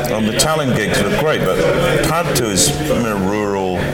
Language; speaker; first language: English; native; English